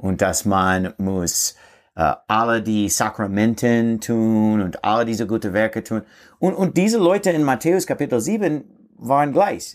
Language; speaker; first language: German; non-native, fluent; English